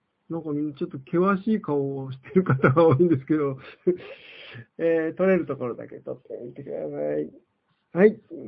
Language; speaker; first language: Japanese; native; Japanese